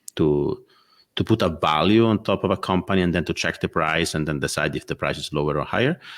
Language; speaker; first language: English; non-native, fluent; Italian